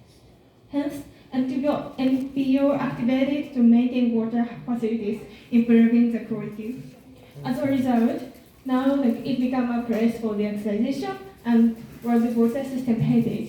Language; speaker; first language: English; non-native, learner; Japanese